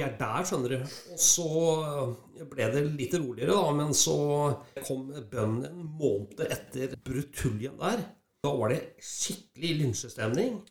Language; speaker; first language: Norwegian; native; Norwegian